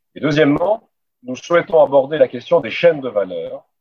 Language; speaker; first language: French; native; French